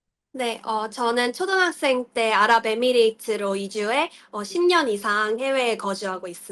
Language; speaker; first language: Korean; early bilingual, heritage; Korean